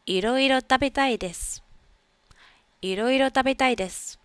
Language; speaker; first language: Japanese; non-native, learner; English